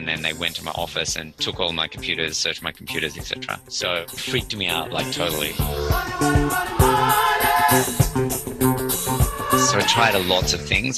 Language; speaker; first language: English; native; English